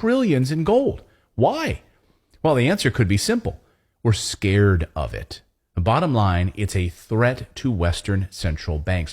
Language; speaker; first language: English; native; English